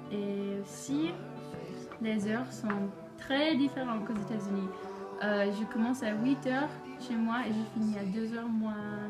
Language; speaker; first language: French; non-native, fluent; English